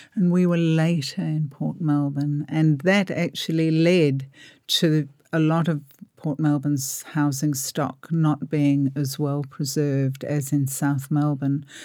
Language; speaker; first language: English; native; English